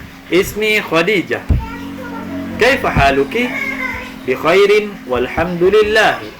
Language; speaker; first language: Arabic; non-native, fluent; Indonesian